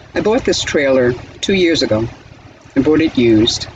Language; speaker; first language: English; native; English